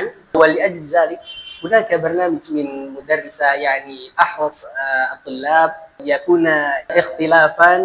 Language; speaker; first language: Arabic; non-native, fluent; Indonesian